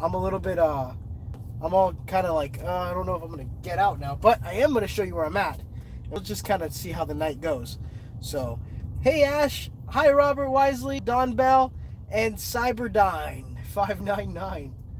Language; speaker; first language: English; native; English